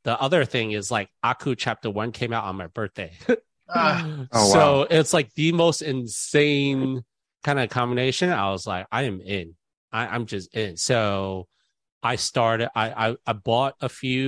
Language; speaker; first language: English; native; English